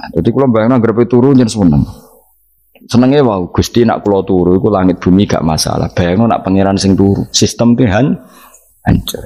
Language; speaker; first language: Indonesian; non-native, local second language; Javanese